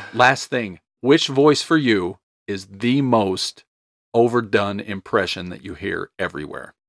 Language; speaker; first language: English; native; English